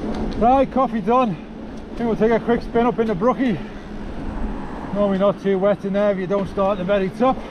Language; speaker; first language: English; native; English